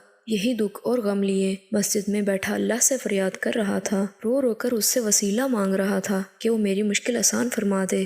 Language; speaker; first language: Urdu; native; Urdu